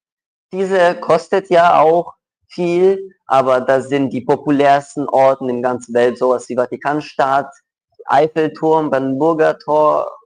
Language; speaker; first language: German; non-native, local second language; Ukrainian